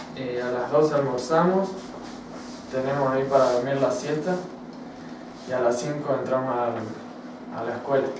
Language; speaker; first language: Spanish; native; Spanish